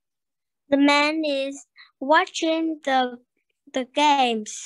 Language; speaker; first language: English; non-native, learner; Vietnamese